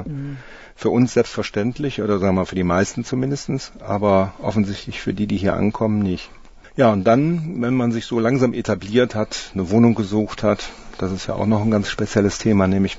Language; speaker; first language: German; native; German